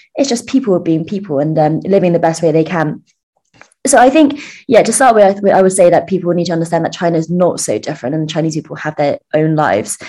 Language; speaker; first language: English; early bilingual, other home language; Chinese